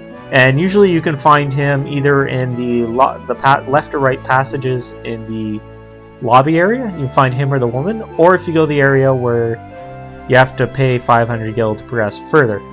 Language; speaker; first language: English; native; English